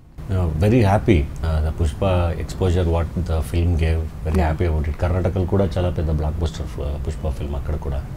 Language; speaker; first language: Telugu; non-native, learner; Kannada